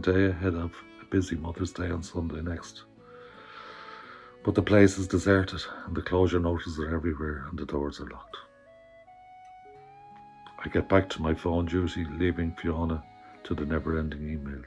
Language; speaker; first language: English; native; English